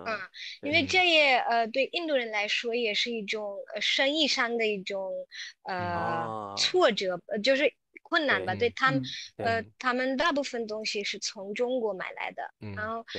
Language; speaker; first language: Chinese; non-native, local second language; Tamil